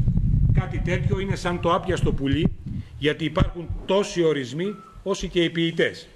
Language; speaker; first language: Greek; native; Greek